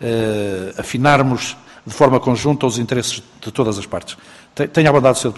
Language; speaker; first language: Portuguese; native; Portuguese